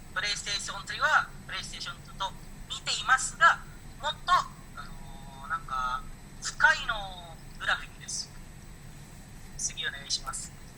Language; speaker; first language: Japanese; non-native, learner; Indonesian